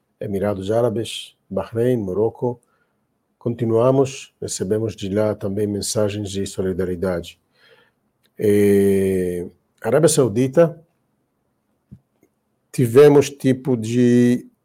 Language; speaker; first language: Portuguese; non-native, learner; Hebrew